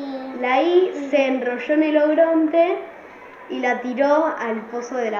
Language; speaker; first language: Spanish; native; Spanish